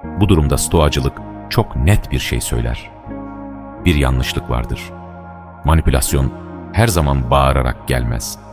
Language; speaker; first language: Turkish; native; Turkish